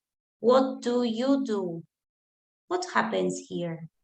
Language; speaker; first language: English; non-native, fluent; Spanish